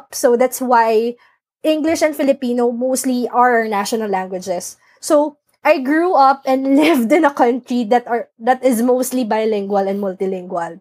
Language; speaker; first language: English; non-native, local second language; Filipino